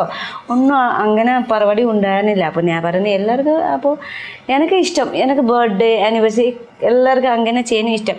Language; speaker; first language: Malayalam; non-native, learner; Nepali